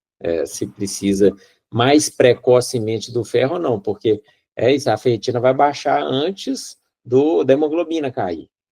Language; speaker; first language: Portuguese; native; Portuguese